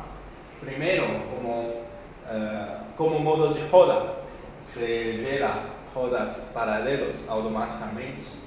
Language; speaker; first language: Portuguese; non-native, fluent; Chinese